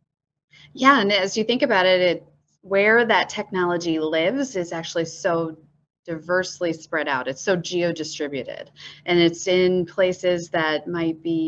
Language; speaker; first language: English; native; English